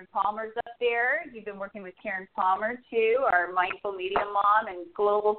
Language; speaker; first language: English; native; English